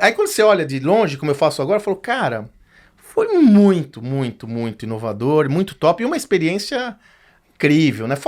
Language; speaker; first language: Portuguese; native; Portuguese